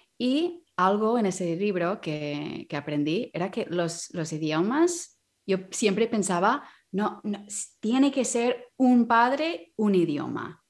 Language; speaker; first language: Spanish; non-native, fluent; English